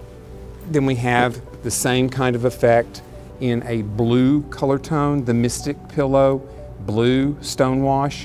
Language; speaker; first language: English; native; English